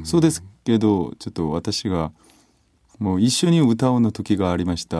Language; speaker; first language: Japanese; non-native, learner; Korean